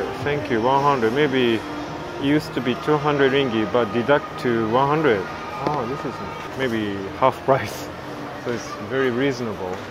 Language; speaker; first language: English; non-native, fluent; Japanese